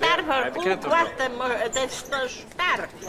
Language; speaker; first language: Swedish; non-native, learner; Finnish